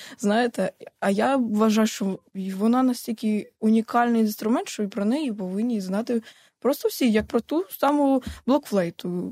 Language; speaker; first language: Ukrainian; native; Ukrainian